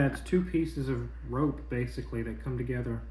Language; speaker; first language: English; native; English